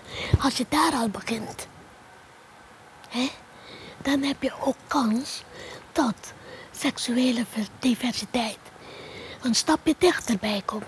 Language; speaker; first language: Dutch; non-native, local second language; Papiamento